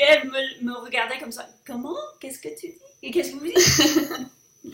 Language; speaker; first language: French; non-native, fluent; English